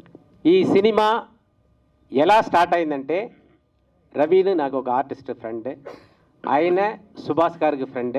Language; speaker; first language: Telugu; native; Telugu